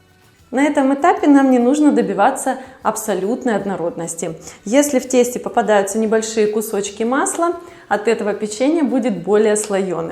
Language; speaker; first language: Russian; native; Russian